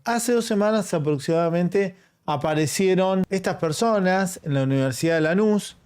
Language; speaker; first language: Spanish; native; Spanish